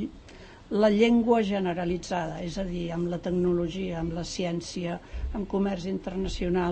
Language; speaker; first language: Catalan; native; Catalan